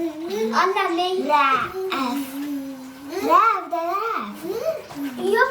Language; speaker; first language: Swedish; early bilingual, other home language; Somali